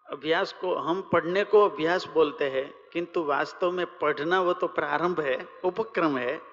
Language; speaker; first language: Hindi; non-native, local second language; Gujarati